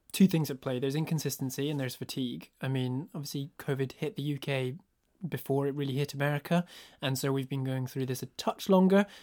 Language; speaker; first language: English; native; English